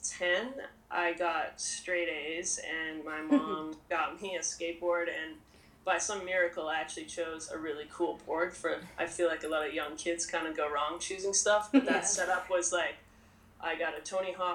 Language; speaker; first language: English; native; English